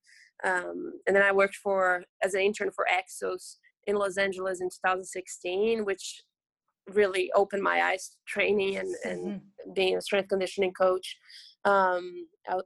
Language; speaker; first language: English; non-native, fluent; Portuguese